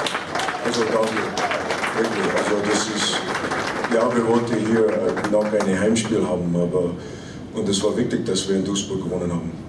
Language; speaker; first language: German; non-native, fluent; English